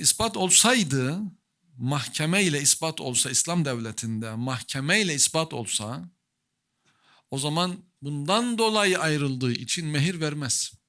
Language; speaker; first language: Turkish; native; Turkish